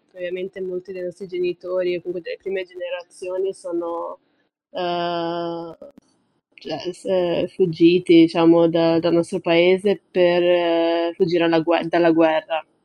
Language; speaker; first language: Italian; early bilingual, other home language; Tigrinya